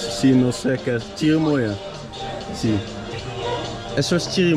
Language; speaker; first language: Spanish; non-native, learner; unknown